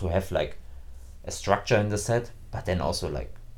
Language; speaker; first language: English; non-native, fluent; German